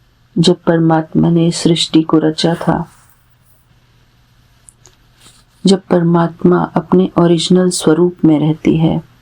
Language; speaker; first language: Hindi; native; Hindi